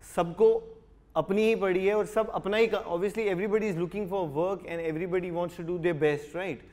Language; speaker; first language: Hindi; native; Hindi